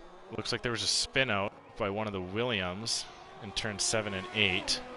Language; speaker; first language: English; native; English